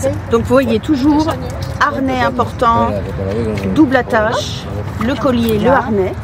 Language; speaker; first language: French; native; French